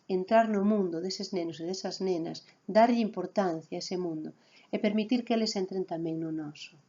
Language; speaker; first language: Galician; native; Galician